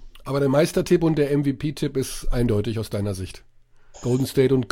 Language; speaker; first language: German; native; German